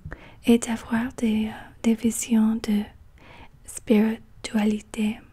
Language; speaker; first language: French; non-native, learner; English